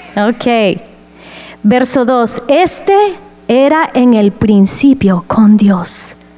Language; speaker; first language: Spanish; non-native, fluent; English